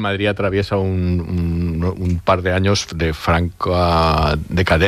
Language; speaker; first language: Spanish; native; Spanish